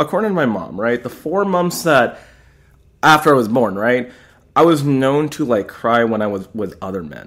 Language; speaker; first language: English; native; English